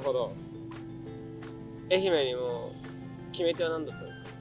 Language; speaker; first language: Japanese; native; Japanese